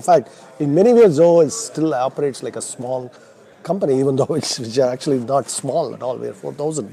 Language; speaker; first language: English; non-native, local second language; Tamil